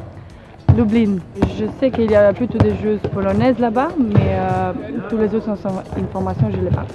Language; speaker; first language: French; non-native, fluent; Slovenian